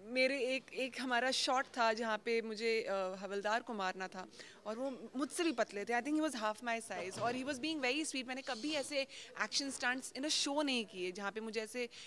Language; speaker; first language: Hindi; native; Hindi